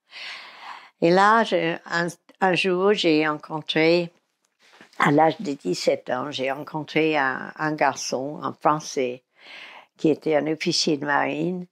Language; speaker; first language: French; non-native, fluent; English